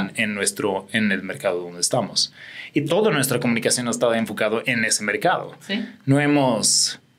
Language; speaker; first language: Spanish; non-native, fluent; Swedish